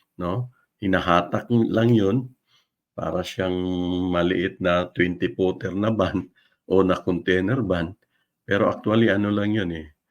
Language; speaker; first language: Filipino; non-native, local second language; Cebuano